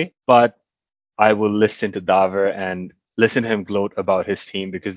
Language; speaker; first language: English; non-native, local second language; Hindi